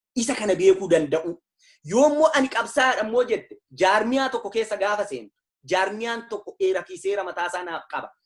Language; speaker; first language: Oromo; native; Oromo